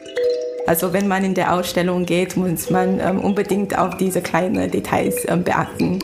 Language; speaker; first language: German; non-native, fluent; Chinese